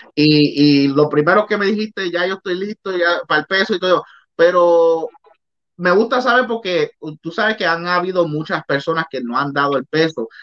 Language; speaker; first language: Spanish; native; Spanish